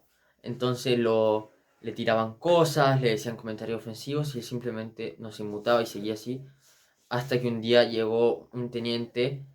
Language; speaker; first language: Spanish; native; Spanish